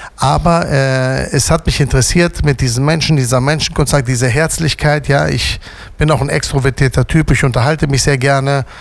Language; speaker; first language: German; native; German